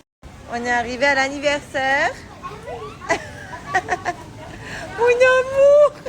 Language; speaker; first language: French; native; French